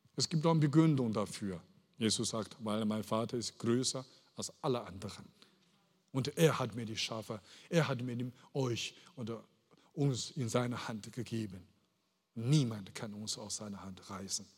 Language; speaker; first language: German; non-native, fluent; Chinese